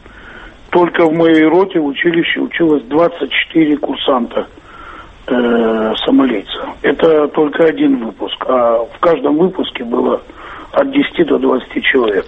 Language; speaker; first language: Russian; native; Russian